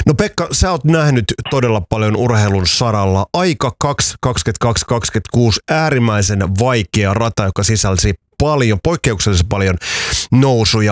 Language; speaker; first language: Finnish; native; Finnish